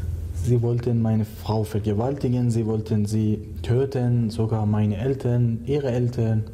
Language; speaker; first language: German; non-native, learner; Persian